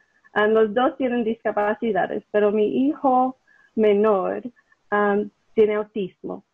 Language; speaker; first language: Spanish; early bilingual, heritage; Spanish